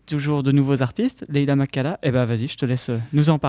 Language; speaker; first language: French; native; French